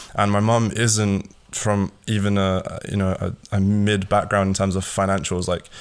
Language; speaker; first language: English; early bilingual, other home language; Latvian